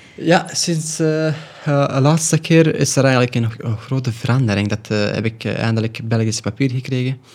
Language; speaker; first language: Dutch; non-native, learner; Pashto